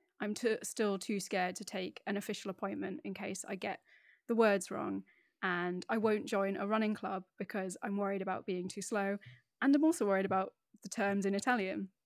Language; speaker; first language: English; native; English